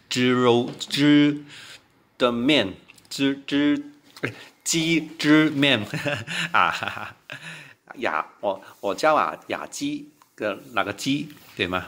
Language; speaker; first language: Chinese; non-native, local second language; Cantonese